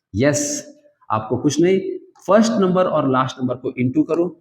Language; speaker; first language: Hindi; non-native, local second language; Kannada